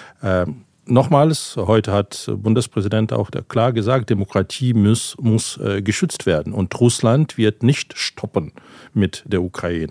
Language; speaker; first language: German; non-native, fluent; Ukrainian